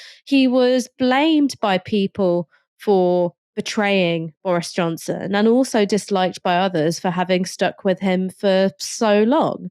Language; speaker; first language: English; native; English